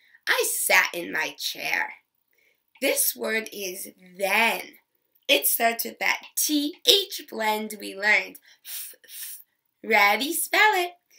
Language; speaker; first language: English; native; English